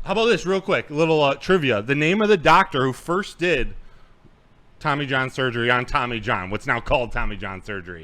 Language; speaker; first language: English; native; English